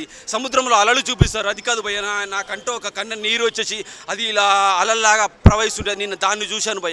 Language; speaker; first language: Telugu; native; Telugu